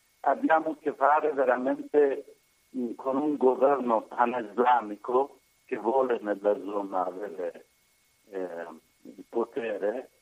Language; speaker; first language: Italian; non-native, learner; Persian